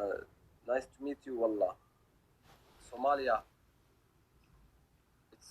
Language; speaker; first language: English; non-native, learner; Arabic